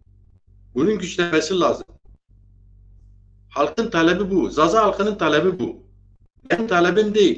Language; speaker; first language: Turkish; native; Turkish